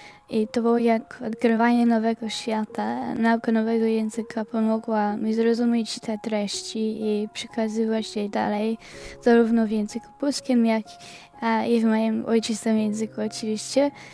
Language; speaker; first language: Polish; non-native, learner; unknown